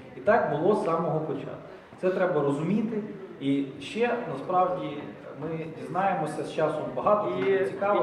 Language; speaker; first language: Ukrainian; native; Ukrainian